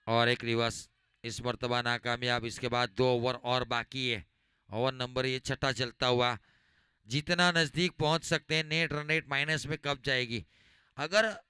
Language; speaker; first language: Hindi; non-native, local second language; Gujarati